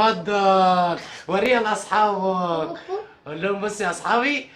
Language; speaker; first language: Arabic; native; Arabic